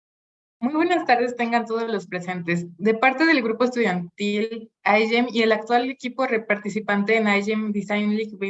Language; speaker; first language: Spanish; native; Spanish